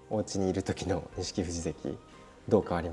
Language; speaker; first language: Japanese; native; Japanese